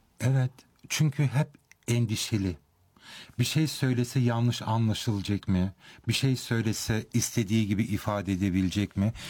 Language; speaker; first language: Turkish; early bilingual, heritage; Turkish